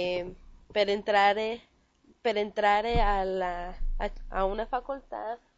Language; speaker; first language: Italian; non-native, learner; Spanish